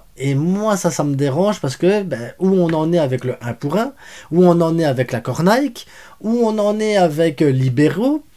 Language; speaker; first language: French; native; French